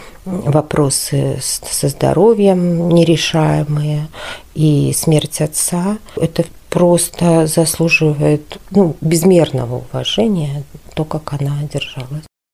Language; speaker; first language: Russian; native; Russian